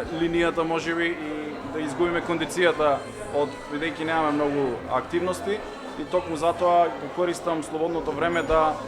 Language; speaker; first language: Macedonian; native; Macedonian